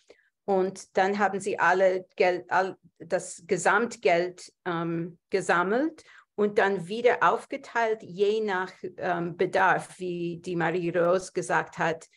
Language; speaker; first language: German; non-native, fluent; English